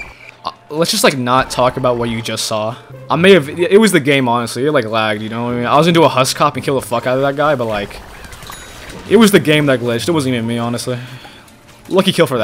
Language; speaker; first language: English; native; English